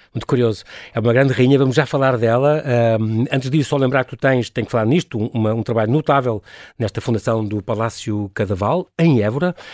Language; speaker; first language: Portuguese; native; Portuguese